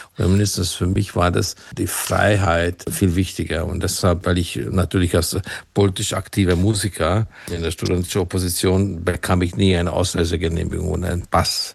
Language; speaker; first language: German; non-native, fluent; Hungarian